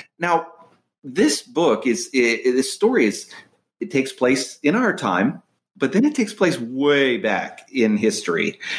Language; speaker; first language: English; native; English